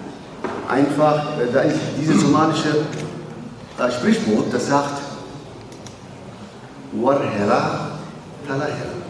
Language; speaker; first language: German; non-native, learner; Somali